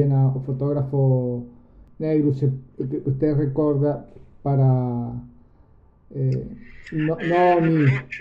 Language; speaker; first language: Portuguese; non-native, learner; Spanish